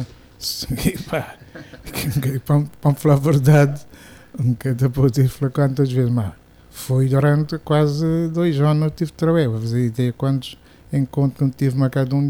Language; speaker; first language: Portuguese; non-native, local second language; Kabuverdianu